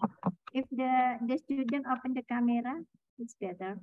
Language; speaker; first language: English; non-native, fluent; Indonesian